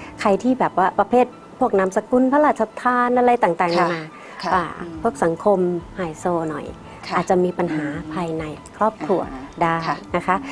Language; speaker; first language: Thai; native; Thai